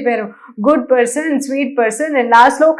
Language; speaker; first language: Telugu; non-native, local second language; Hindi